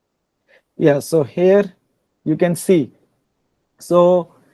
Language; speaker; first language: English; non-native, learner; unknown